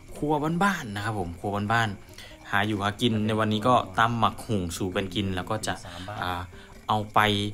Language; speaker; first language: Thai; native; Thai